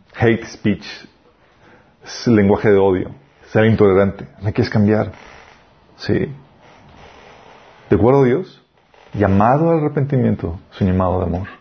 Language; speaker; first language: Spanish; native; Spanish